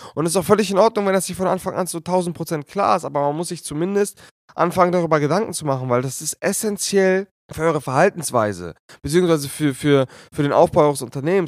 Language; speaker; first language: German; native; German